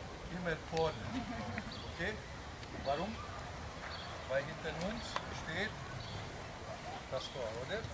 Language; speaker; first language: German; non-native, learner; Hungarian